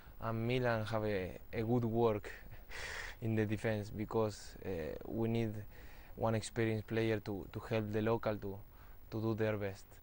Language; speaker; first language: English; non-native, fluent; Spanish